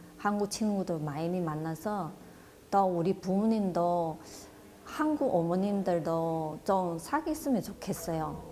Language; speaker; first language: Korean; non-native, learner; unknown